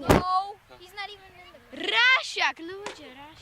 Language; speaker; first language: Polish; early bilingual, heritage; Polish